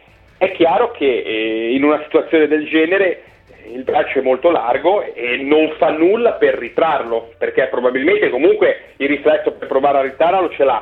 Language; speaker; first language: Italian; native; Italian